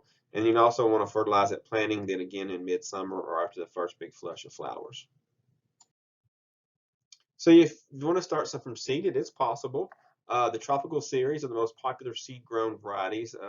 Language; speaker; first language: English; native; English